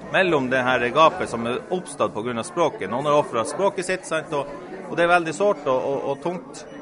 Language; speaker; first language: Norwegian; native; Norwegian